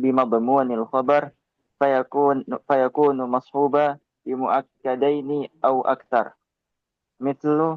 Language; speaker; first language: Arabic; non-native, learner; Indonesian